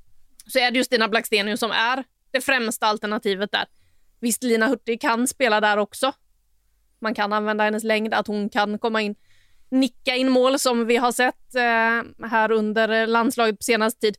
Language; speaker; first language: Swedish; native; Swedish